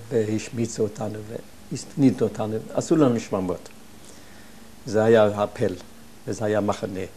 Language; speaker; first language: Hebrew; non-native, fluent; German